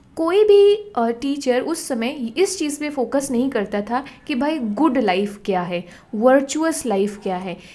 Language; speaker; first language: Hindi; native; Hindi